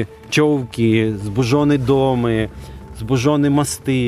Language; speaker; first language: Polish; non-native, learner; Ukrainian